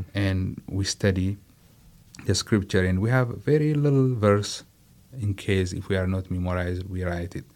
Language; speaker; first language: English; non-native, fluent; Amharic